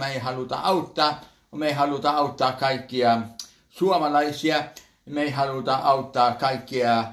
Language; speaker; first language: Finnish; early bilingual, heritage; Finnish